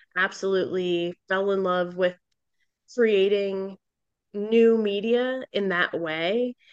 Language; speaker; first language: English; native; English